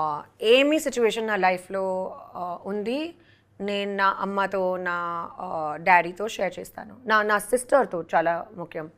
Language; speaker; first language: Telugu; non-native, local second language; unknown